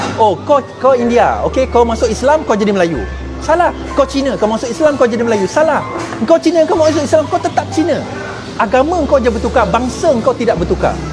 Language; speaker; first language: Malay; non-native, local second language; Chinese